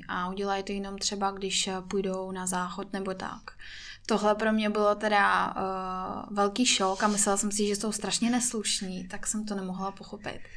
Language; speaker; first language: Czech; non-native, fluent; Russian